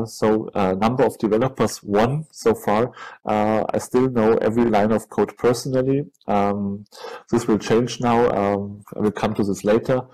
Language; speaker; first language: English; non-native, fluent; German